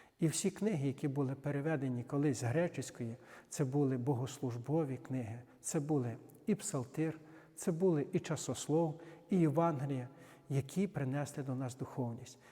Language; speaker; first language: Ukrainian; native; Ukrainian